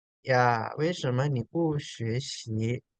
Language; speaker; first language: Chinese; non-native, fluent; Indonesian